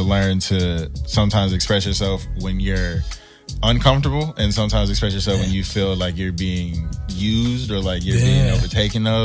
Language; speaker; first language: English; native; English